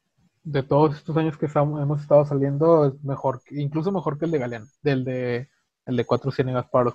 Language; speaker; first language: Spanish; native; Spanish